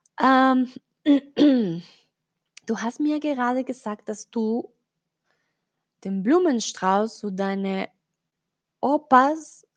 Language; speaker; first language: German; non-native, learner; Spanish